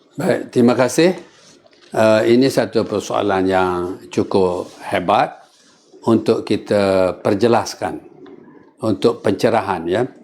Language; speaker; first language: Malay; native; Malay